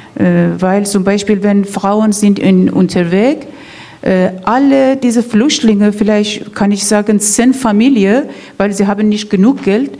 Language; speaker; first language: German; non-native, learner; Persian